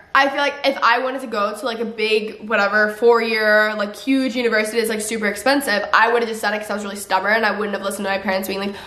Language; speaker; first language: English; native; English